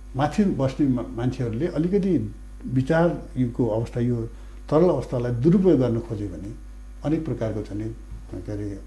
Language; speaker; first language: Nepali; native; Nepali